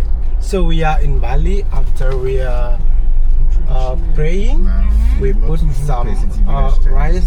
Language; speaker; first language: English; non-native, learner; Indonesian